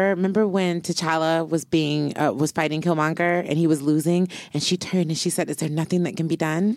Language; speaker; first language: English; native; English